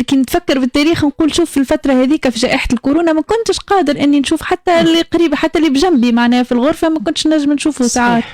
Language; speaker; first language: Arabic; native; Arabic